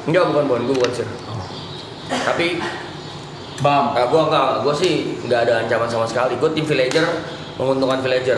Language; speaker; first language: Indonesian; native; Indonesian